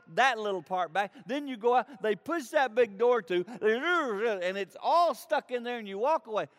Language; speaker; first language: English; native; English